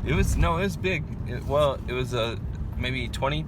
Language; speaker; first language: English; native; English